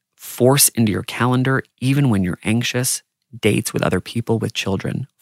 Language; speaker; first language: English; native; English